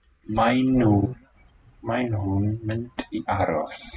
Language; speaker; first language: Welsh; non-native, learner; English